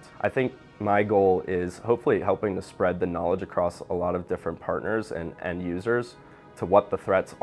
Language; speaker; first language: English; native; English